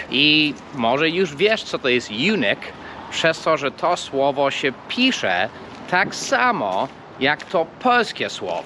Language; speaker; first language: Polish; non-native, fluent; English